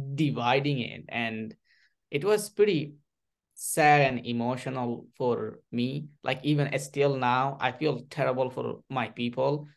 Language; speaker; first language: English; non-native, fluent; Burmese